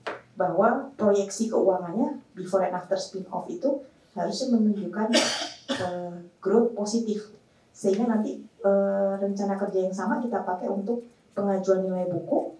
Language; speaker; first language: Indonesian; native; Indonesian